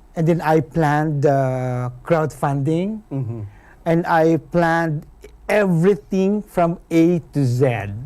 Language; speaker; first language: English; non-native, local second language; Filipino